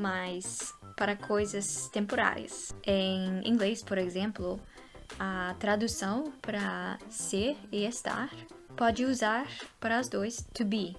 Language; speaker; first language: Portuguese; non-native, fluent; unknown